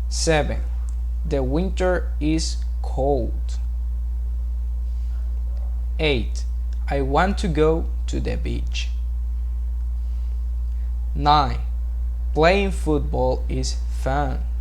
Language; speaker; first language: English; non-native, learner; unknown